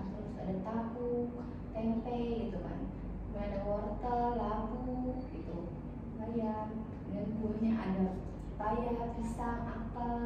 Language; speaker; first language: Indonesian; native; Indonesian